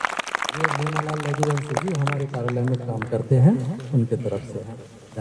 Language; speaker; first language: Hindi; native; Hindi